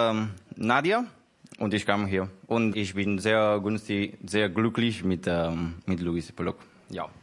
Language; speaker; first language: German; non-native, learner; Spanish